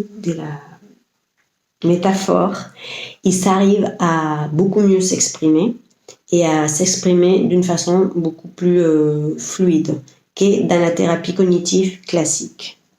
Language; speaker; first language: French; non-native, fluent; Spanish